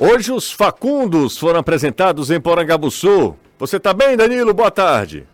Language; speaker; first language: Portuguese; native; Portuguese